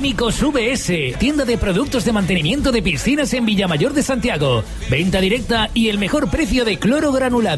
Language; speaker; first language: Spanish; native; Spanish